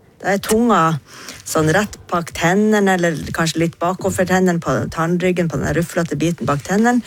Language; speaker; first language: Norwegian; native; Norwegian